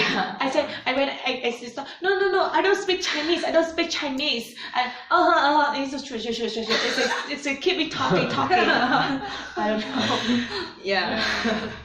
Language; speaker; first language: English; non-native, learner; Vietnamese